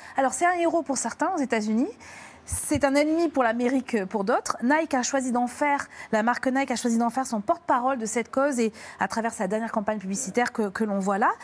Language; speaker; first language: French; native; French